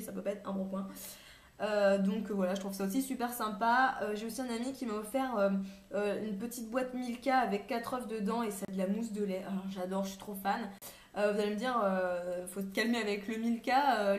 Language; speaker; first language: French; native; French